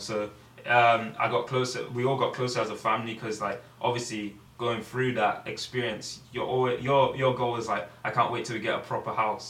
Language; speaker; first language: English; native; English